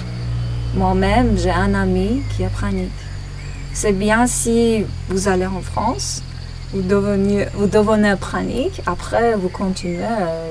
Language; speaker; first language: French; non-native, learner; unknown